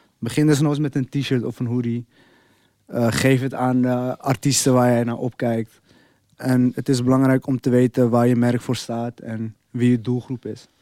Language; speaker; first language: Dutch; early bilingual, other home language; Arabic